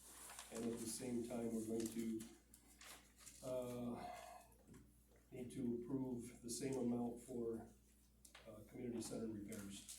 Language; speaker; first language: English; native; English